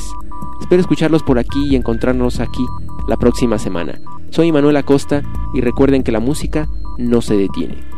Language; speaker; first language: Spanish; native; Spanish